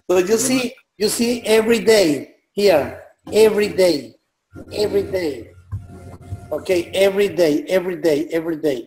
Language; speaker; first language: English; non-native, learner; Spanish